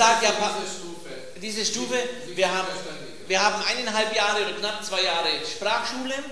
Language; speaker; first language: German; native; German